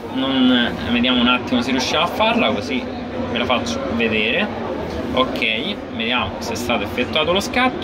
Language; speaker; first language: Italian; native; Italian